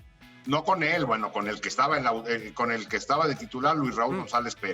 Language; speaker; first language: Spanish; native; Spanish